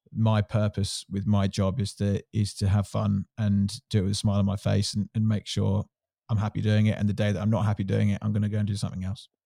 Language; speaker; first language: English; native; English